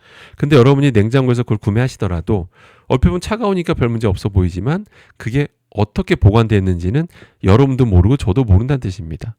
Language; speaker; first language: Korean; native; Korean